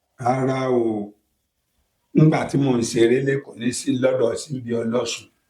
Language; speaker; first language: Yoruba; native; Yoruba